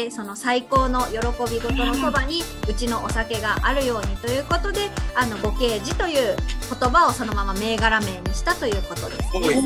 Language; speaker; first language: Japanese; native; Japanese